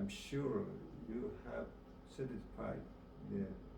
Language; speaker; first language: English; non-native, learner; Korean